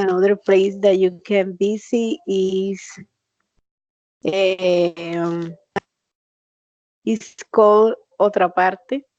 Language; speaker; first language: English; non-native, learner; Spanish